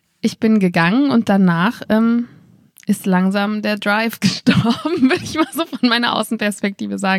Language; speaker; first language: German; native; German